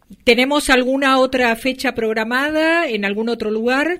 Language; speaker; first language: Spanish; native; Spanish